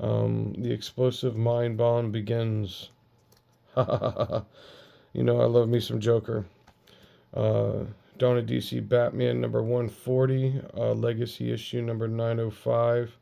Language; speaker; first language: English; native; English